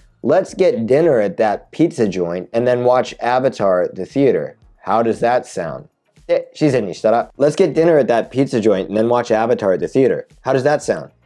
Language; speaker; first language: English; native; English